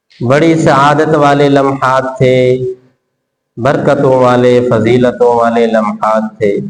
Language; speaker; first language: Urdu; non-native, local second language; Sindhi